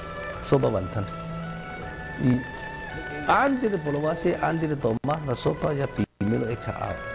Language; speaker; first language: Spanish; non-native, learner; Cantonese